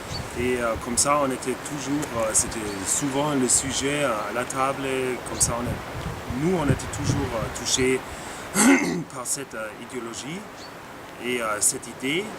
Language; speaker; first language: French; non-native, fluent; German